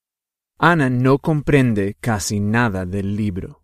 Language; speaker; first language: Spanish; non-native, fluent; English